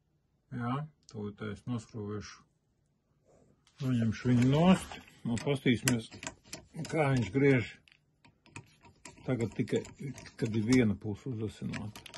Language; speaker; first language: Latvian; native; Latvian